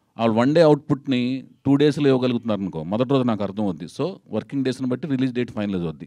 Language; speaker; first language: Telugu; native; Telugu